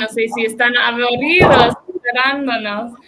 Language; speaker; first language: Spanish; non-native, learner; English